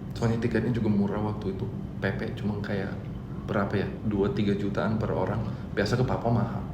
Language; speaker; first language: Indonesian; non-native, fluent; English